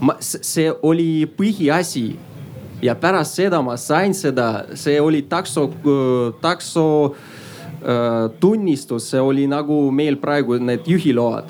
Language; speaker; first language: Estonian; non-native, local second language; Russian